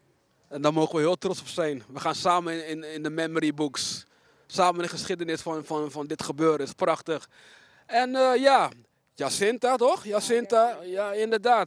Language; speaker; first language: Dutch; native; Dutch